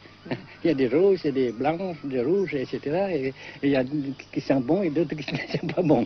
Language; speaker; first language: French; non-native, local second language; Vietnamese